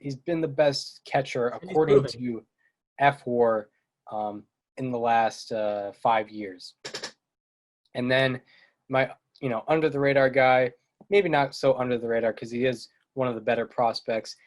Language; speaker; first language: English; native; English